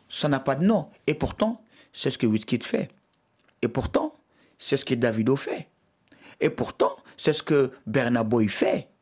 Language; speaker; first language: French; non-native, local second language; Bambara